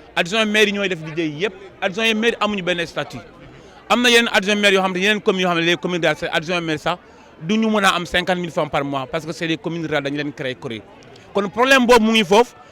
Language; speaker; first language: Wolof; non-native, local second language; Mandingo